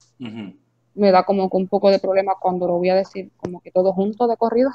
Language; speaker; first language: Spanish; native; Spanish